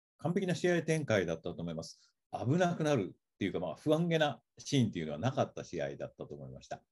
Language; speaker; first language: Japanese; native; Japanese